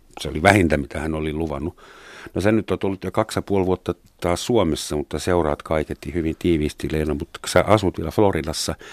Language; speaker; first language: Finnish; native; Finnish